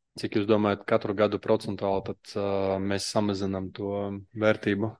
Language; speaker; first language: Latvian; non-native, local second language; Russian